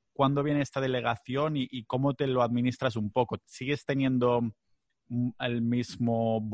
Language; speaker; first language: Spanish; non-native, local second language; Catalan